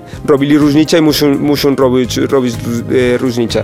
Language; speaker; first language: Polish; non-native, fluent; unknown